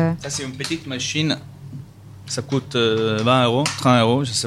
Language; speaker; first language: French; non-native, fluent; Italian